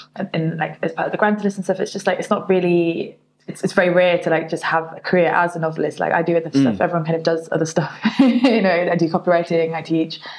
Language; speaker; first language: English; native; English